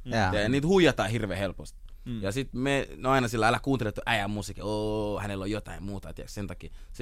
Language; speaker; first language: Finnish; early bilingual, other home language; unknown